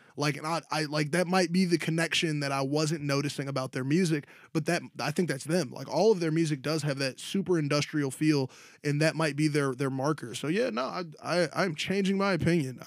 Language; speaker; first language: English; native; English